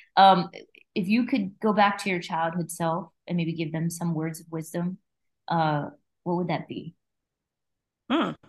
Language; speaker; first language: English; native; English